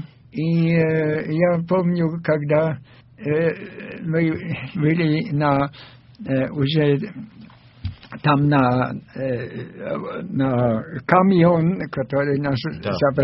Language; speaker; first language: Russian; non-native, fluent; German